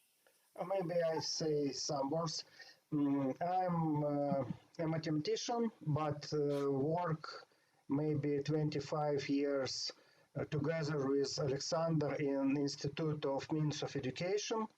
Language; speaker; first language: English; non-native, learner; Ukrainian